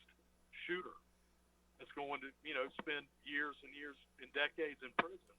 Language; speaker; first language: English; native; English